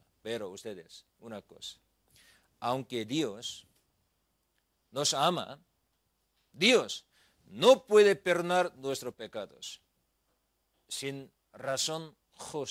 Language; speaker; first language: Spanish; non-native, learner; Korean